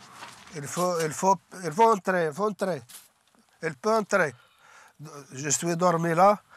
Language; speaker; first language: French; non-native, learner; Arabic